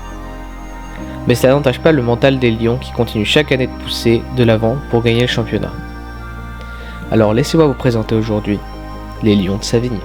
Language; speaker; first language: French; native; French